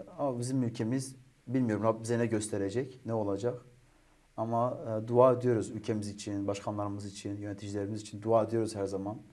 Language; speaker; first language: Turkish; native; Turkish